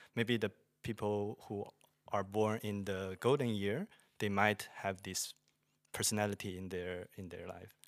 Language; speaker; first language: English; non-native, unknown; Chinese